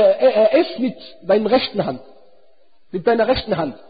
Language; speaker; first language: German; non-native, fluent; Arabic